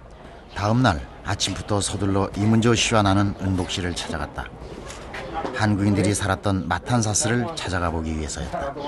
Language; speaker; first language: Korean; native; Korean